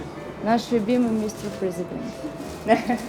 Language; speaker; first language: Russian; native; Russian